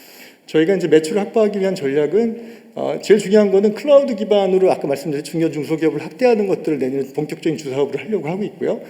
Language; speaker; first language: Korean; native; Korean